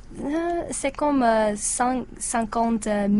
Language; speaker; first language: French; non-native, learner; English